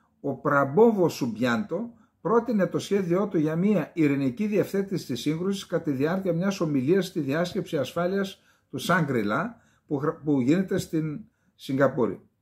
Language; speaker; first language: Greek; native; Greek